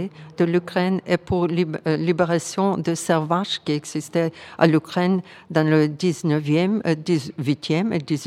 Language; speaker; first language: French; non-native, fluent; Ukrainian